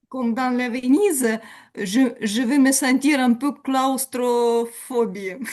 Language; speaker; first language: French; non-native, learner; Ukrainian